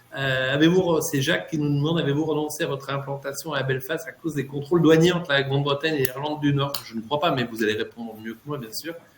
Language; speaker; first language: French; native; French